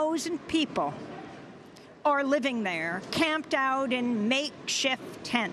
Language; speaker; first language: English; native; English